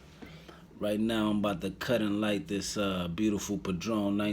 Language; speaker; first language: English; native; English